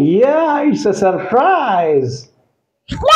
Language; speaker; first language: English; non-native, local second language; Pashto